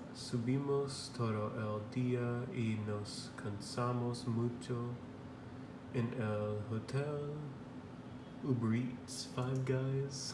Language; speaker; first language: Spanish; non-native, learner; English